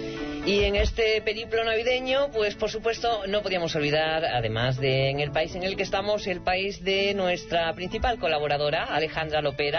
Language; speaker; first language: Spanish; native; Spanish